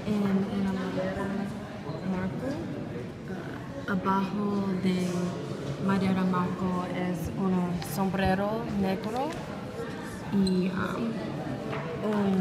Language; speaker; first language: Spanish; non-native, learner; English